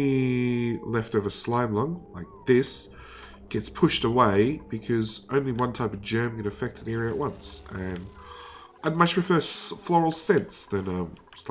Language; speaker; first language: English; native; English